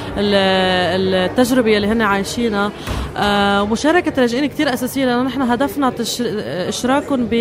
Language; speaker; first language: Arabic; native; Arabic